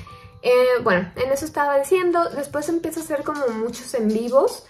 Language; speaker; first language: Spanish; native; Spanish